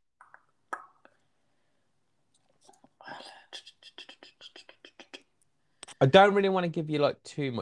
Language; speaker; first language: English; native; English